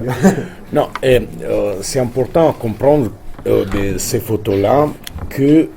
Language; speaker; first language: French; non-native, fluent; Italian